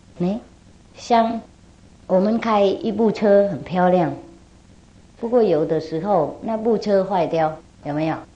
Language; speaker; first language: Chinese; non-native, fluent; Vietnamese